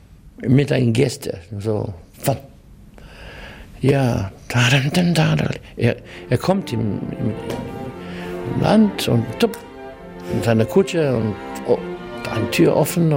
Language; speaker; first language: German; non-native, fluent; English